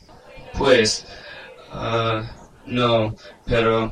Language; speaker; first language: Spanish; non-native, learner; English